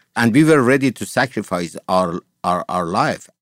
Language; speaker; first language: English; non-native, fluent; Persian